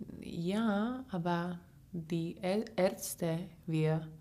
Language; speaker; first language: German; non-native, learner; English